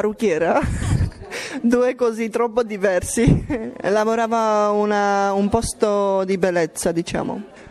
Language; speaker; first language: Italian; non-native, learner; Armenian